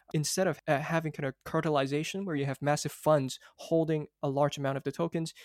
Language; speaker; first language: English; non-native, local second language; Cantonese